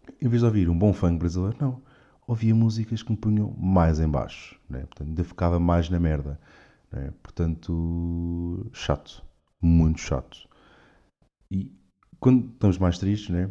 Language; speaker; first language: Portuguese; native; Portuguese